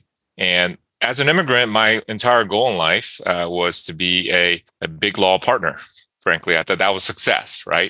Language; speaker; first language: English; early bilingual, other home language; Korean